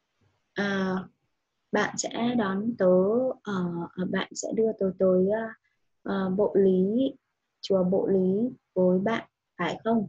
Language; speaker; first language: Vietnamese; native; Vietnamese